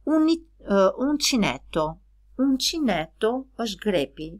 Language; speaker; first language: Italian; non-native, fluent; Albanian